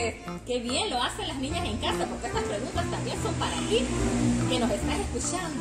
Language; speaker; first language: Spanish; native; Spanish